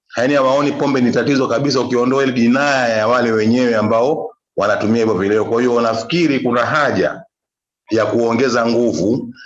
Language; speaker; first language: Swahili; native; Swahili